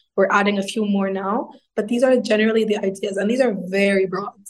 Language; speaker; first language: English; non-native, fluent; Arabic